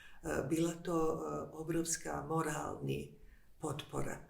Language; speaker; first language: Czech; non-native, fluent; Bosnian